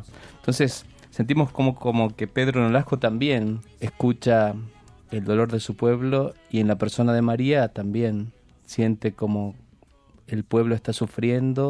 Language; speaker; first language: Spanish; native; Spanish